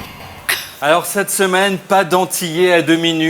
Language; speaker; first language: French; native; French